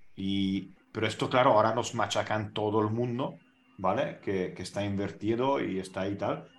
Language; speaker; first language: Spanish; non-native, fluent; Hungarian